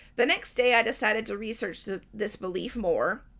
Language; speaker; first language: English; native; English